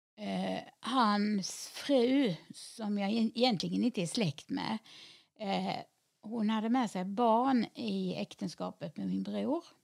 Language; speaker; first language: Swedish; native; Swedish